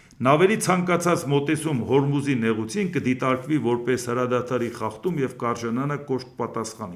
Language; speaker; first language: Armenian; native; Armenian